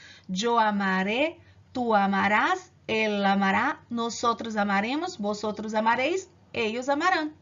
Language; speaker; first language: Spanish; non-native, fluent; Portuguese